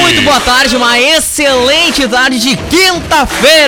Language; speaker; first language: Portuguese; native; Portuguese